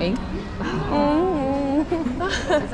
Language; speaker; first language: Korean; non-native, learner; Japanese